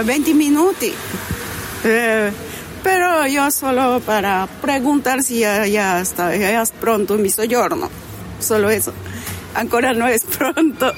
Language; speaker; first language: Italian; non-native, learner; Spanish